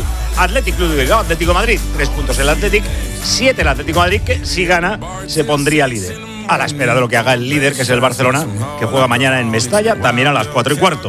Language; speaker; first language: Spanish; native; Spanish